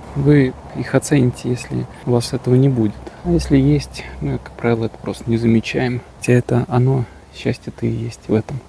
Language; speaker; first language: Russian; native; Russian